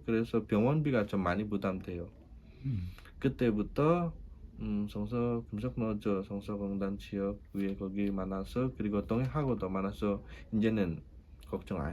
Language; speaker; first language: Korean; non-native, learner; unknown